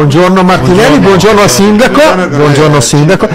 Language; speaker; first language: Italian; native; Italian